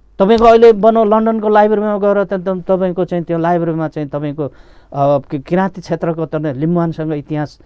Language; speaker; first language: Nepali; non-native, local second language; Limbu